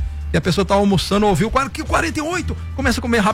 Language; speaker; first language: Portuguese; native; Portuguese